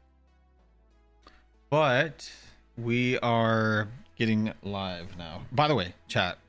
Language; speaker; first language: English; native; English